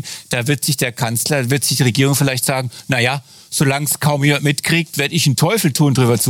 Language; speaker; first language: German; native; German